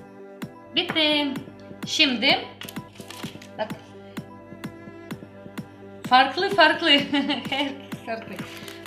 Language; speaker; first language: Turkish; non-native, learner; Russian